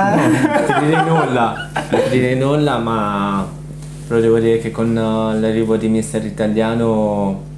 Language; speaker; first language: Italian; native; Italian